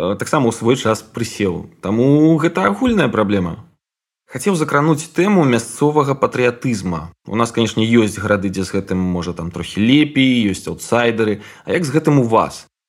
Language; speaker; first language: Belarusian; non-native, local second language; Russian